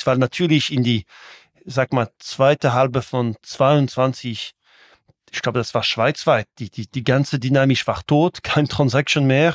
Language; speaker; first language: German; non-native, local second language; French